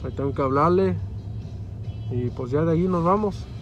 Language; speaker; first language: Spanish; early bilingual, heritage; Spanish